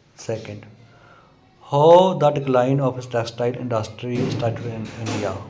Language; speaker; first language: English; non-native, local second language; Punjabi